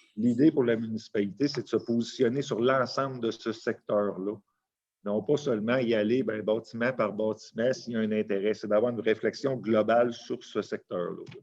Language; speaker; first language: French; native; French